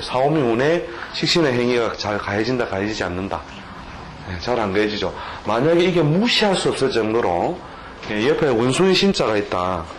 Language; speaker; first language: Korean; native; Korean